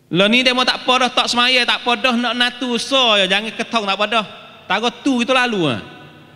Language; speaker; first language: Malay; native; Malay